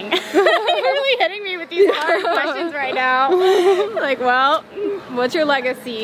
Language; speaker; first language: English; native; English